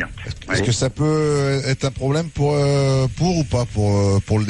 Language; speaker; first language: French; native; French